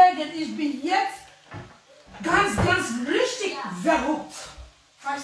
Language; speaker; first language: German; non-native, learner; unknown